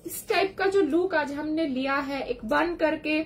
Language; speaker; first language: Hindi; non-native, local second language; Bangla